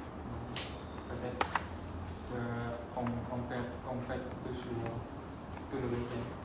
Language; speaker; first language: French; non-native, learner; Khmer